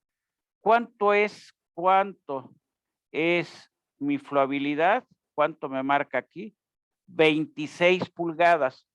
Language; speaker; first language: Spanish; native; Spanish